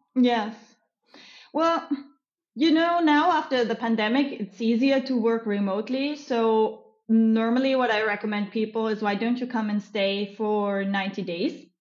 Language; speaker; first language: English; non-native, fluent; German